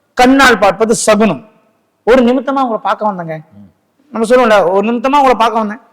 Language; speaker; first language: Tamil; native; Tamil